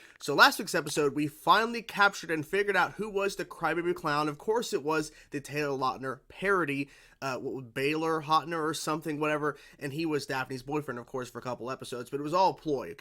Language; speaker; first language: English; native; English